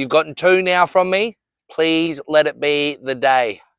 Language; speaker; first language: English; native; English